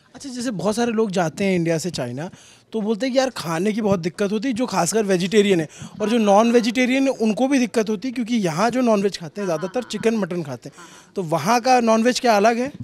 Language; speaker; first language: Hindi; native; Hindi